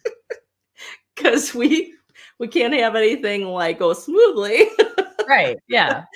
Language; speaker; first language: English; native; English